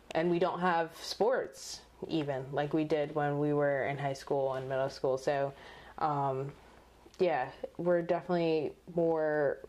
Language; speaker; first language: English; native; English